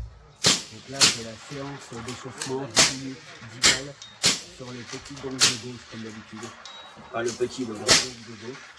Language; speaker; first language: French; native; French